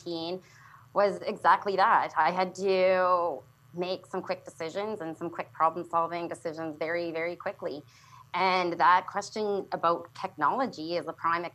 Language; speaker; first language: English; native; English